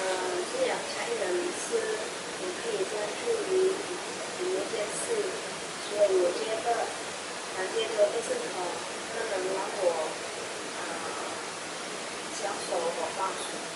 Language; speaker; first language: Chinese; non-native, learner; Indonesian